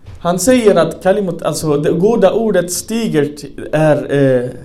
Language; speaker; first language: Swedish; non-native, fluent; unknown